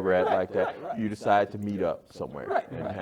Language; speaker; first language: English; native; English